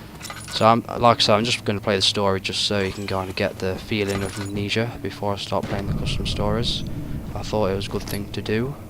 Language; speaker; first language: English; native; English